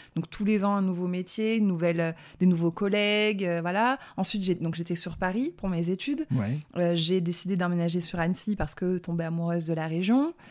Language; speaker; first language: French; native; French